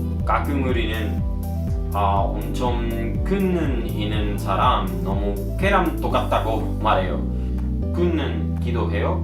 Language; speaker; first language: Korean; non-native, learner; Spanish